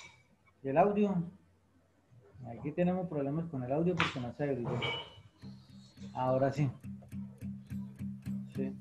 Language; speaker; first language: Spanish; native; Spanish